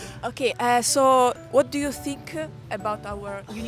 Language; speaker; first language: English; non-native, fluent; French